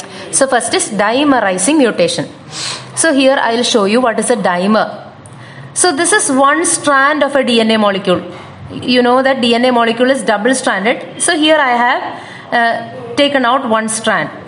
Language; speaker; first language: English; non-native, local second language; Malayalam